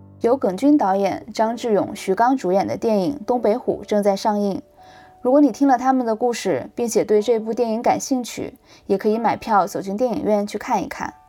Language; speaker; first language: Chinese; native; Chinese